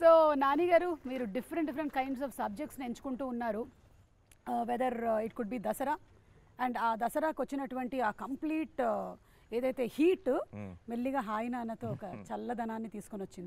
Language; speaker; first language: Telugu; native; Telugu